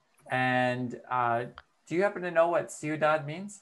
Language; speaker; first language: English; native; English